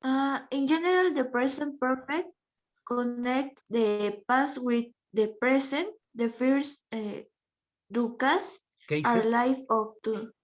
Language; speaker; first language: English; non-native, learner; Spanish